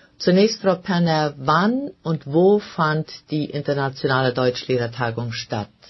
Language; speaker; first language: German; non-native, local second language; Plautdietsch